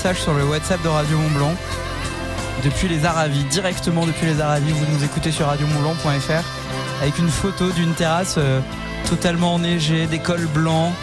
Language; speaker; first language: French; native; French